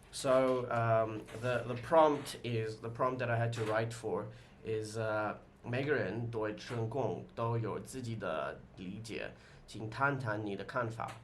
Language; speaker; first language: Chinese; non-native, learner; English